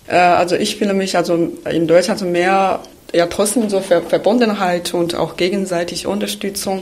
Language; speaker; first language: German; non-native, fluent; Chinese